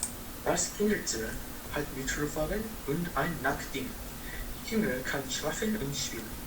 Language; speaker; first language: German; non-native, learner; English